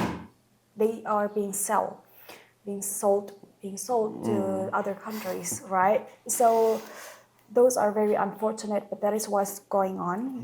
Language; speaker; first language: English; non-native, local second language; Indonesian